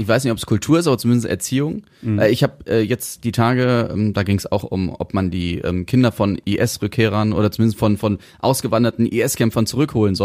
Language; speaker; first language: German; native; German